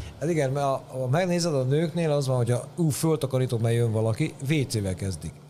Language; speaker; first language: Hungarian; native; Hungarian